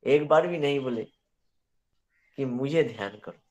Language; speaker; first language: Hindi; native; Hindi